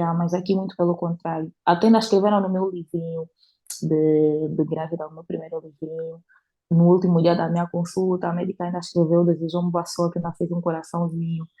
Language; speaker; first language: Portuguese; native; Portuguese